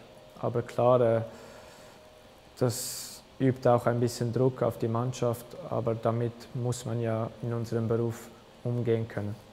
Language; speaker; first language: German; early bilingual, other home language; Albanian